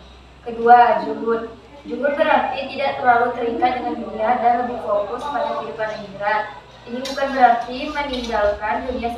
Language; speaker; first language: Indonesian; native; Indonesian